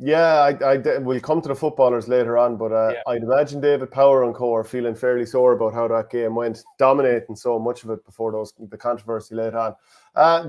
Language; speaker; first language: English; native; English